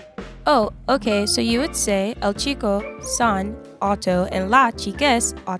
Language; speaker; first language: Spanish; non-native, learner; English